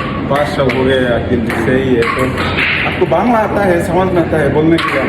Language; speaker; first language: Hindi; non-native, learner; Bangla